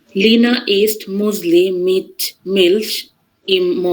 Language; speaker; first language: German; non-native, learner; Bangla